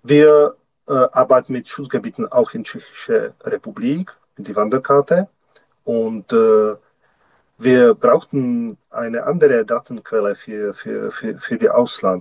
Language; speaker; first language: German; non-native, learner; Czech